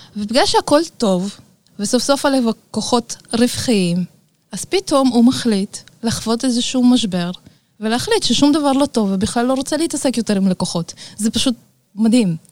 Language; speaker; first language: Hebrew; early bilingual, other home language; Russian